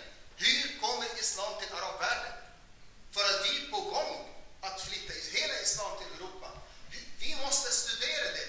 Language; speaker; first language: Swedish; non-native, fluent; Arabic